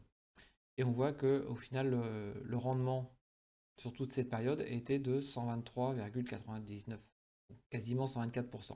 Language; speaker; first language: French; native; French